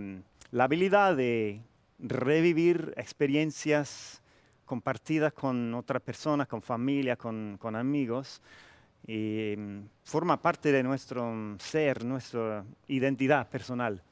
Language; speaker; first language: Spanish; non-native, fluent; English